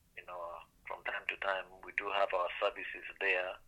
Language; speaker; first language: English; non-native, local second language; Igbo